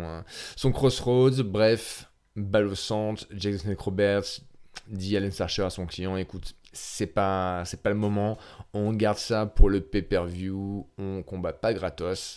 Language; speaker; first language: French; native; French